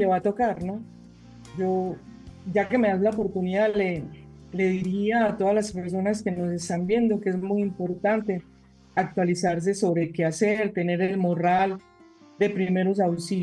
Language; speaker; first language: Spanish; native; Spanish